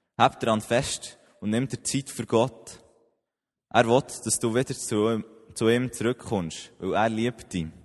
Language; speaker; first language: German; native; German